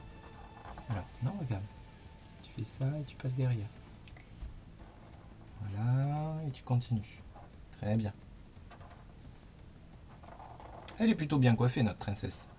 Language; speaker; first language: French; native; French